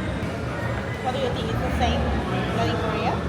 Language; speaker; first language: English; non-native, fluent; Spanish